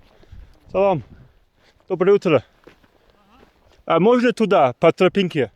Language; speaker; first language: Russian; non-native, fluent; English